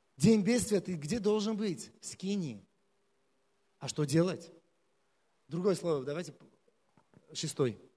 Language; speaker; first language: Russian; non-native, local second language; Armenian